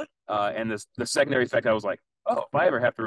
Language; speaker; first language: English; native; English